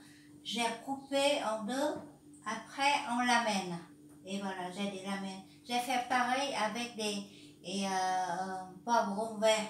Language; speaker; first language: French; non-native, learner; Vietnamese